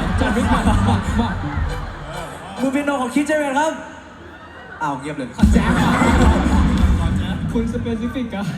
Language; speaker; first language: Thai; native; Thai